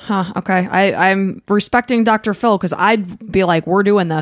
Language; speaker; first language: English; native; English